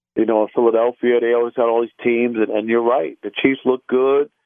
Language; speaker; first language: English; native; English